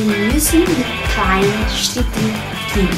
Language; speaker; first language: German; non-native, learner; Indonesian